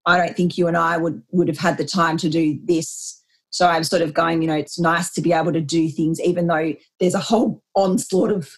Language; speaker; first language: English; native; English